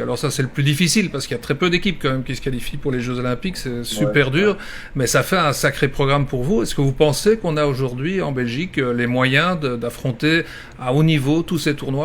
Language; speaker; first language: French; native; French